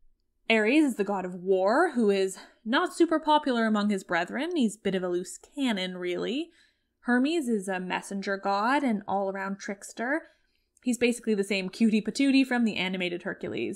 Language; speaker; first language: English; native; English